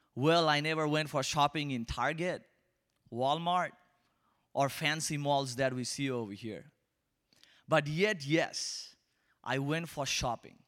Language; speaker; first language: English; non-native, local second language; Bangla